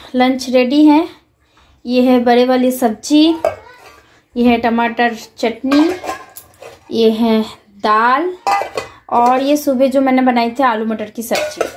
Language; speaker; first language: Hindi; non-native, fluent; Bangla